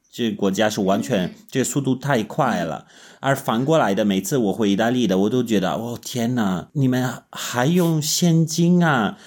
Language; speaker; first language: Chinese; non-native, fluent; Italian